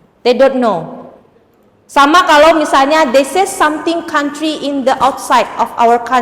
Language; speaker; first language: English; non-native, fluent; Indonesian